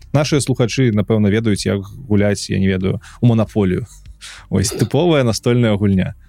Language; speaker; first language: Belarusian; non-native, local second language; Russian